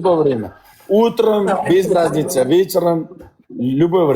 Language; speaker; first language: Russian; non-native, learner; Uzbek